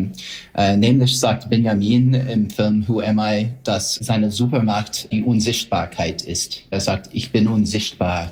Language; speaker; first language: German; non-native, fluent; English